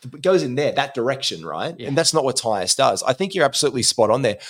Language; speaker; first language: English; native; English